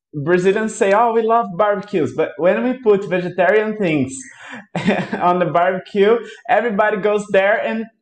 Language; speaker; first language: English; non-native, fluent; Portuguese